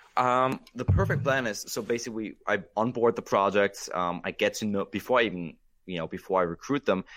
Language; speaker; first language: English; non-native, fluent; German